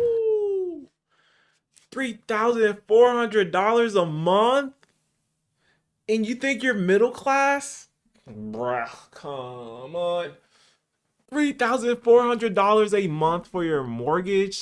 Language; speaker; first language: English; native; English